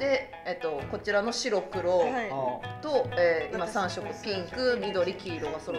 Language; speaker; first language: Japanese; native; Japanese